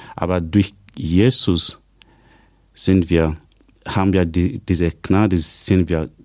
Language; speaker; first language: German; non-native, fluent; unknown